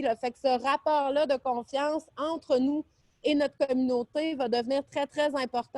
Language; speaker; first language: French; native; French